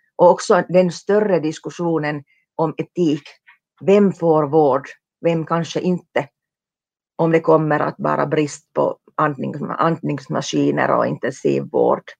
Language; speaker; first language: Swedish; non-native, local second language; Finnish